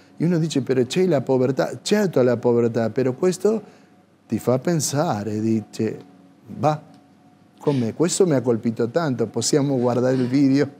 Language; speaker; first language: Italian; non-native, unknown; Spanish